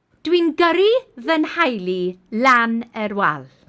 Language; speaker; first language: Welsh; non-native, learner; English